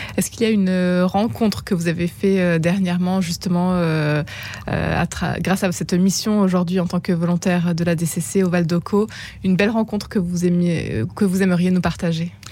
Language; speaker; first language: French; native; French